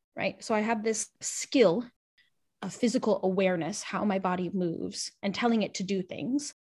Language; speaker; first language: English; native; English